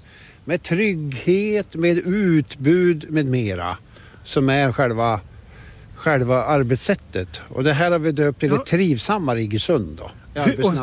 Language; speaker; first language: Swedish; native; Swedish